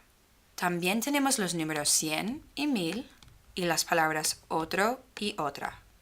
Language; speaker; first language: Spanish; non-native, fluent; English